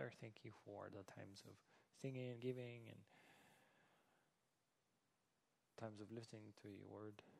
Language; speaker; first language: English; non-native, fluent; Danish